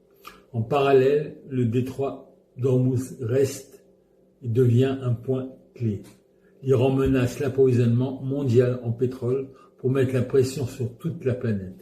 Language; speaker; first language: French; native; French